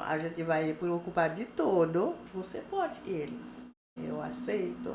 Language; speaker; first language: Portuguese; non-native, learner; Haitian Creole